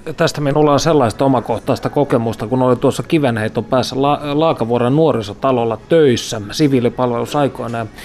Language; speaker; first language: Finnish; native; Finnish